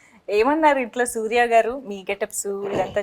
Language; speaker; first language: Telugu; native; Telugu